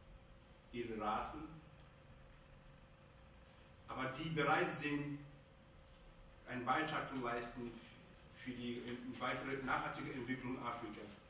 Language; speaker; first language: German; non-native, fluent; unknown